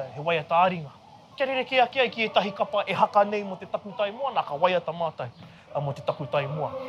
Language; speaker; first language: Māori; native; Māori